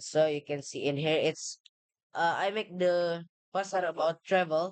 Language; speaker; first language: English; non-native, learner; Indonesian